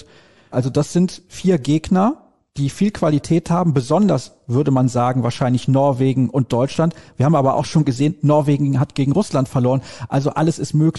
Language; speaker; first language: German; native; German